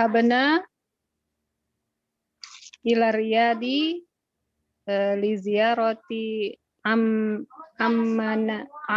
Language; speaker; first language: Arabic; non-native, learner; Indonesian